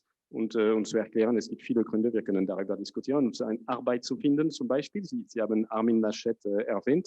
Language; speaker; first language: German; non-native, fluent; French